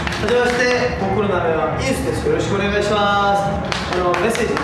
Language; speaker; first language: Japanese; non-native, learner; Korean